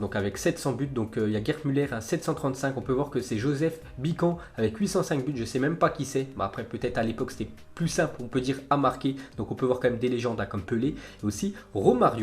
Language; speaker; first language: French; native; French